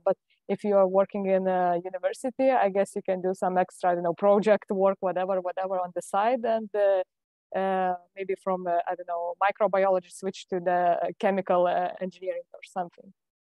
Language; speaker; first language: English; non-native, fluent; Lithuanian